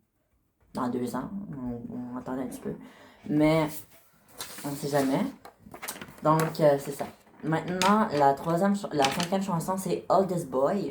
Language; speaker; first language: French; native; French